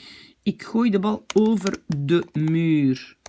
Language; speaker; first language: Dutch; non-native, fluent; French